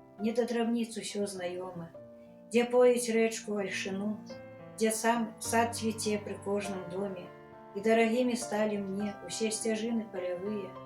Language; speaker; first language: Belarusian; native; Belarusian